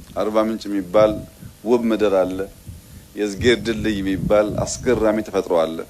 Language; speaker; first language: Amharic; non-native, local second language; Oromo